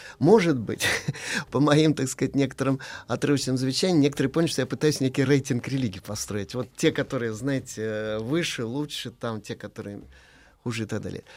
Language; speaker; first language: Russian; native; Russian